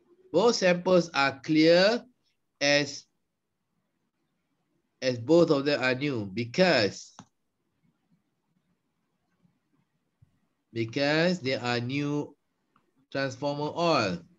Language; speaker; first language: English; non-native, local second language; Malay